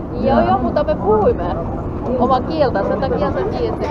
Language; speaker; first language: Finnish; non-native, learner; Albanian